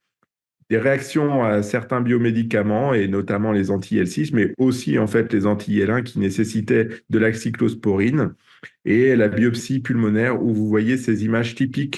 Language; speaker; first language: French; native; French